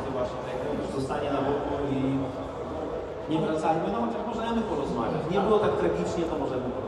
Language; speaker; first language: Polish; native; Polish